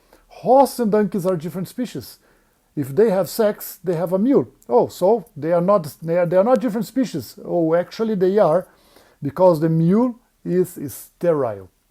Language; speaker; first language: English; non-native, fluent; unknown